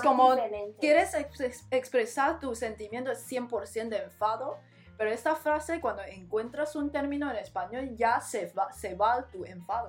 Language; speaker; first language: Spanish; non-native, learner; Chinese